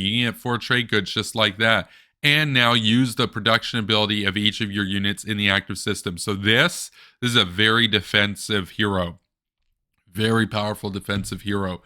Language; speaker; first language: English; native; English